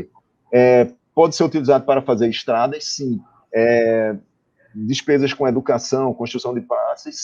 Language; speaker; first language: Portuguese; native; Portuguese